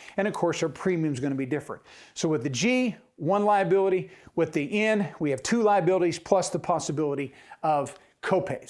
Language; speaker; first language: English; native; English